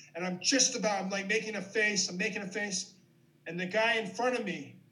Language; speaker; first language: English; native; English